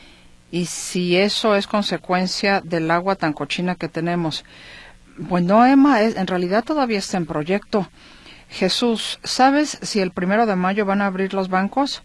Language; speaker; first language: Spanish; native; Spanish